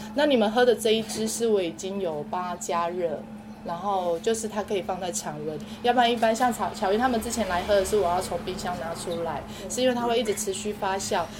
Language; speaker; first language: Chinese; non-native, local second language; Amis